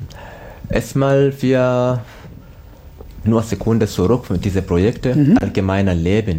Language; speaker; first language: German; non-native, learner; Swahili